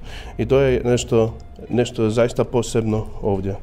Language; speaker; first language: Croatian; non-native, learner; German